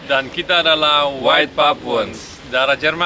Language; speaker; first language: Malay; early bilingual, other home language; German